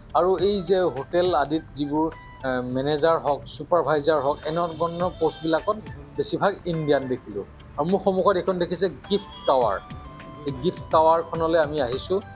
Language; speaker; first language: Assamese; native; Assamese